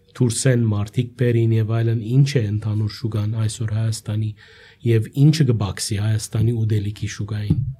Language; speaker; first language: Armenian; early bilingual, heritage; Armenian